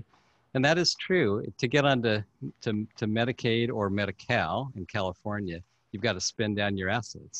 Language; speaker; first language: English; native; English